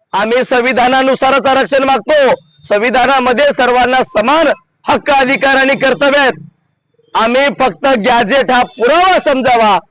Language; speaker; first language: Marathi; non-native, local second language; Lambadi